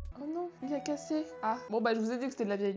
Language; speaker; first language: French; native; French